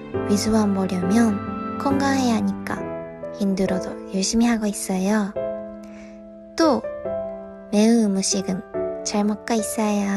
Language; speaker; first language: Korean; non-native, learner; Japanese